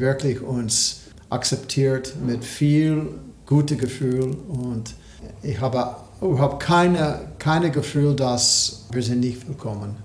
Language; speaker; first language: German; non-native, learner; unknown